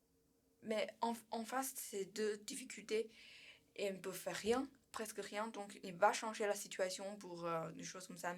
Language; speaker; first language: French; non-native, learner; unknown